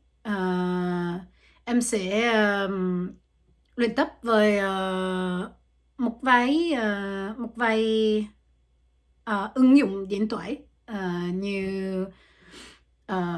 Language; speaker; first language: Vietnamese; non-native, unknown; French